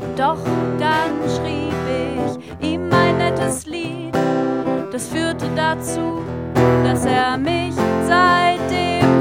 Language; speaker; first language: German; native; German